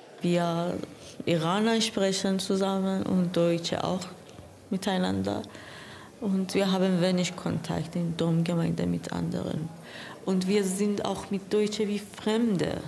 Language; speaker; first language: German; non-native, learner; Persian